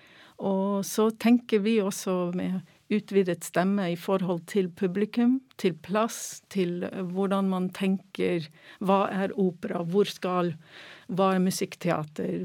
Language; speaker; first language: Norwegian; non-native, fluent; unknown